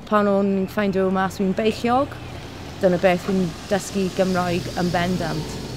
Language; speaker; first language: Welsh; non-native, learner; English